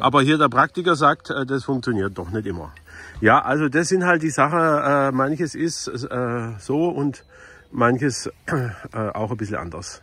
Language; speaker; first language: German; native; German